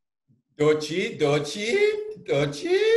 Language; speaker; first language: Japanese; non-native, learner; English